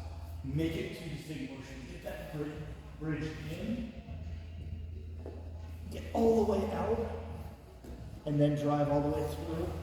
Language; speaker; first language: English; native; English